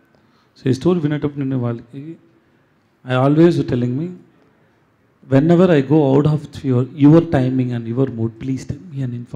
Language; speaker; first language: Telugu; non-native, learner; Tamil